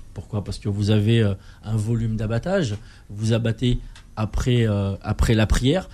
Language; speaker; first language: French; native; French